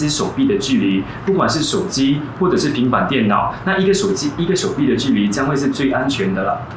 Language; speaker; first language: Chinese; native; Chinese